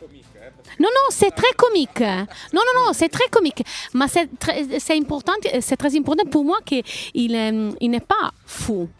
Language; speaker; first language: French; non-native, learner; Italian